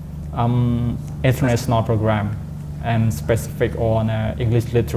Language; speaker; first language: English; non-native, fluent; Khmer